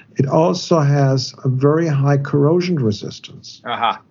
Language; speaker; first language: English; non-native, fluent; German